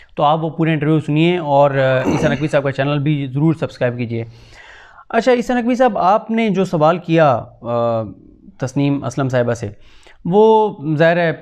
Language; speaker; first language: Urdu; non-native, local second language; Punjabi